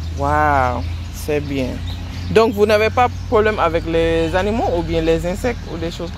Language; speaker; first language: French; non-native, learner; English